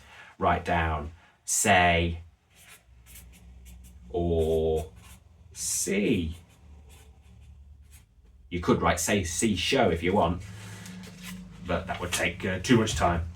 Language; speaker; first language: English; native; English